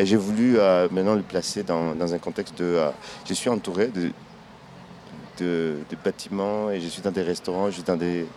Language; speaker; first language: French; non-native, local second language; Kinyarwanda